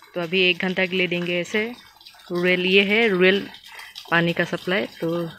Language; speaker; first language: Hindi; non-native, local second language; Assamese